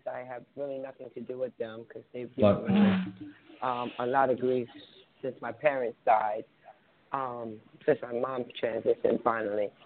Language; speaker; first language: English; native; English